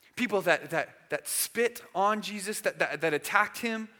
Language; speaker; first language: English; native; English